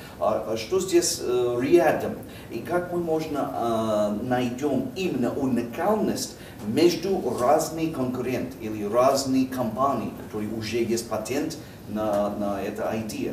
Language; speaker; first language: Russian; non-native, learner; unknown